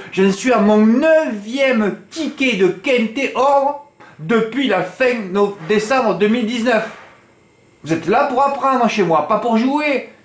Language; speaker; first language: French; native; French